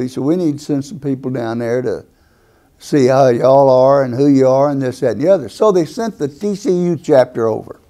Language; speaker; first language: English; native; English